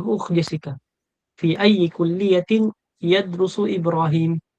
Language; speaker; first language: Arabic; non-native, fluent; Filipino